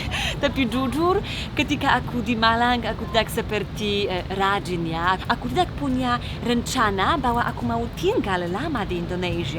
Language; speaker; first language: Indonesian; non-native, fluent; Polish